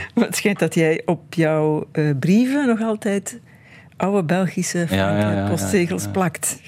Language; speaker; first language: Dutch; native; Dutch